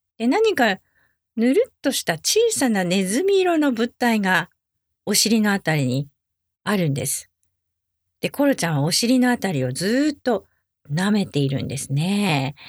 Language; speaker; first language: Japanese; native; Japanese